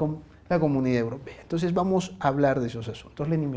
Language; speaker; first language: Spanish; native; Spanish